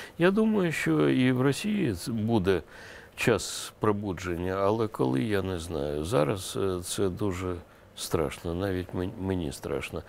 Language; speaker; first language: Ukrainian; non-native, local second language; Russian